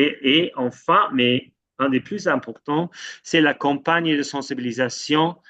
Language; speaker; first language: French; non-native, fluent; English